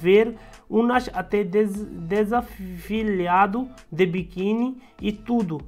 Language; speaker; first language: Portuguese; non-native, learner; Hindi